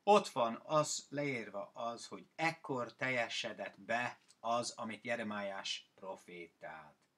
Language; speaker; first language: Hungarian; non-native, fluent; English